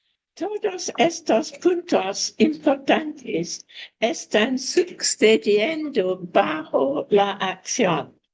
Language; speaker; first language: Spanish; non-native, fluent; English